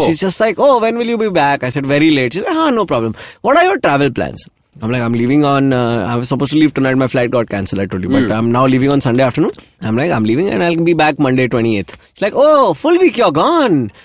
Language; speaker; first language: English; non-native, local second language; Hindi